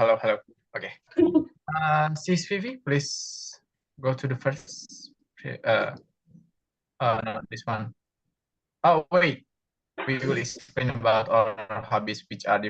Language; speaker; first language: English; non-native, fluent; Indonesian